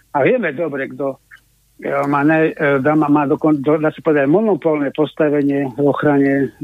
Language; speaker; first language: Slovak; native; Slovak